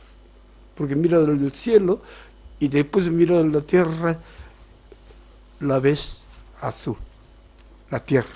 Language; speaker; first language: Spanish; non-native, fluent; Korean